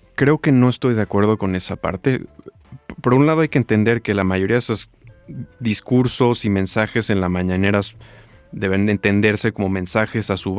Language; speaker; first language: Spanish; native; Spanish